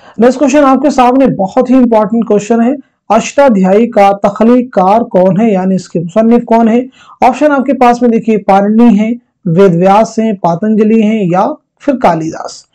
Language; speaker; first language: Hindi; native; Hindi